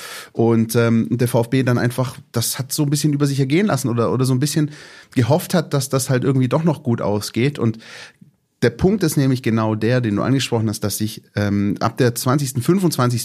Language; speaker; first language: German; native; German